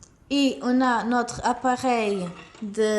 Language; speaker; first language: French; non-native, fluent; Portuguese